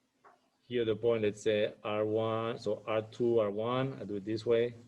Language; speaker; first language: English; non-native, fluent; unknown